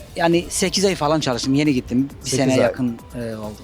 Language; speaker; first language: Turkish; native; Turkish